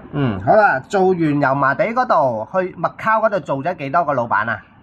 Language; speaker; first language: Cantonese; native; Cantonese